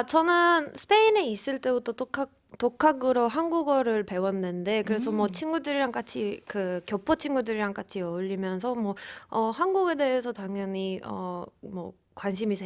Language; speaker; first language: Korean; non-native, fluent; Spanish